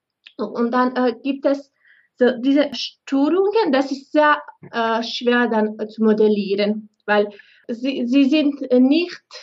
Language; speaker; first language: German; non-native, fluent; Bosnian